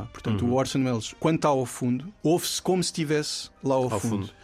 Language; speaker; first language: Portuguese; native; Portuguese